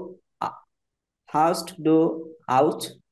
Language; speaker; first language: German; non-native, fluent; Bangla